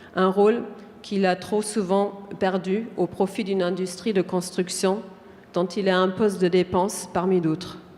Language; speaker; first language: French; non-native, fluent; German